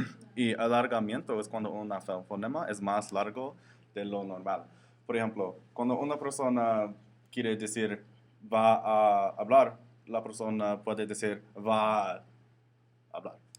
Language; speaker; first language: Spanish; non-native, learner; English